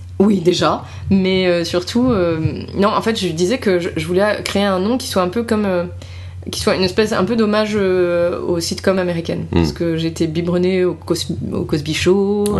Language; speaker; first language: French; native; French